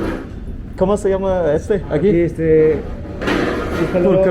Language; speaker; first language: Spanish; non-native, learner; English